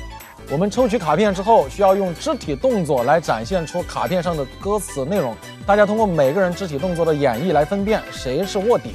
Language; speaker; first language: Chinese; native; Chinese